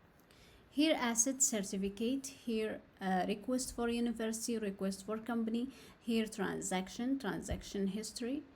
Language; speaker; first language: English; non-native, learner; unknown